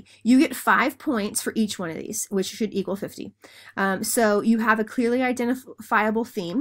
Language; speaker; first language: English; native; English